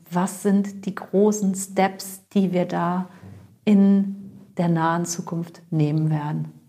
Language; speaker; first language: German; native; German